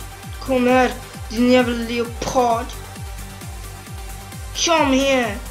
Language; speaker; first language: Swedish; early bilingual, other home language; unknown